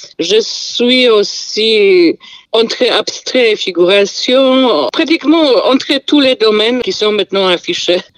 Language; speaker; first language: French; non-native, fluent; Polish